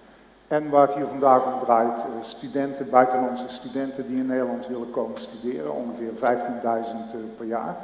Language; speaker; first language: Dutch; native; Dutch